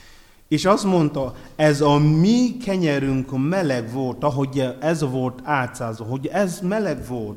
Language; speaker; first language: Hungarian; non-native, learner; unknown